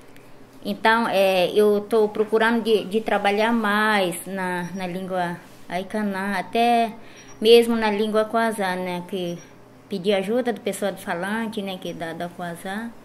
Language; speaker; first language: Portuguese; non-native, local second language; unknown